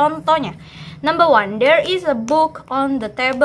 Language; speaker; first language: English; non-native, fluent; Indonesian